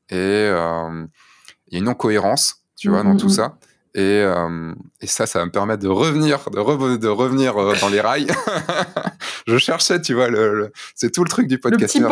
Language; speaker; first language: French; native; French